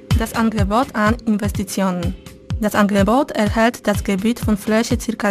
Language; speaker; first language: German; non-native, fluent; Polish